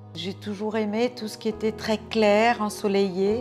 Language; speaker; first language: French; non-native, fluent; Portuguese